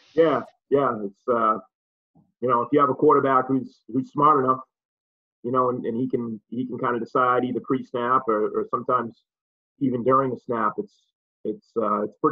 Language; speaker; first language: English; native; English